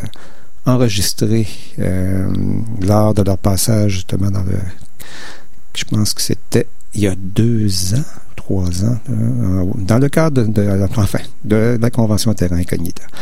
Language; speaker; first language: French; native; French